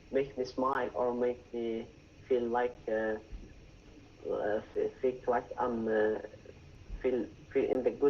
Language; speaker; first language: English; non-native, learner; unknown